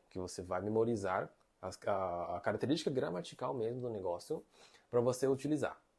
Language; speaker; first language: Portuguese; non-native, fluent; Chinese